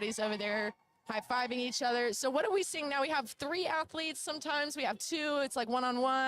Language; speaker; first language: English; native; English